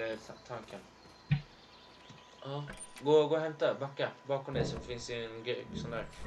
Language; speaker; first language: Swedish; native; Swedish